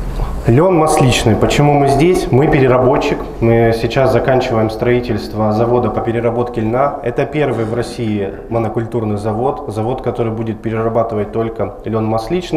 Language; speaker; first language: Russian; native; Russian